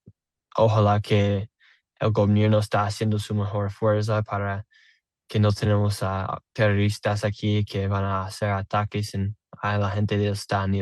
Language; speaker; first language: Spanish; non-native, learner; English